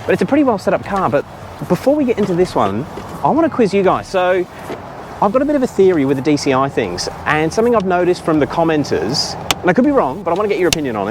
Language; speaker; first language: English; native; English